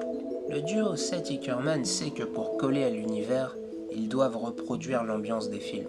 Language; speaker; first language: French; native; French